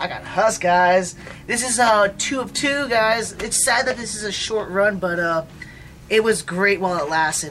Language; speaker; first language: English; native; English